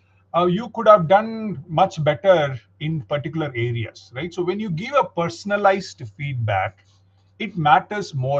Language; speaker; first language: English; non-native, local second language; Tamil